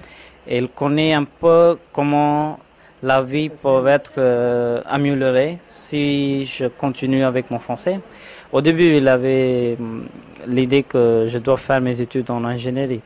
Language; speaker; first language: French; non-native, fluent; Tamil